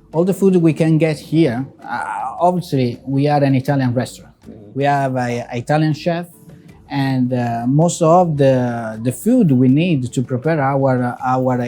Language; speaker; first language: English; non-native, fluent; Italian